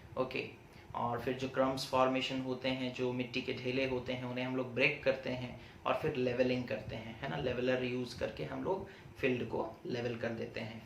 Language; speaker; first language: Hindi; non-native, local second language; Odia